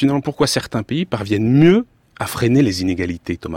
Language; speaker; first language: French; native; French